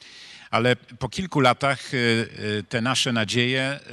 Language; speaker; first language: Polish; native; Polish